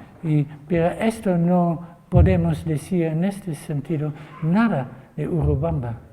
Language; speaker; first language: Spanish; non-native, fluent; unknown